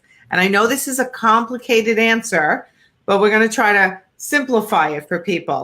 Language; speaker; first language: English; native; English